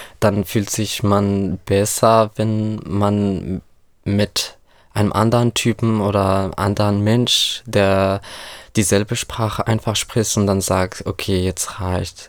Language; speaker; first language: German; non-native, fluent; Arabic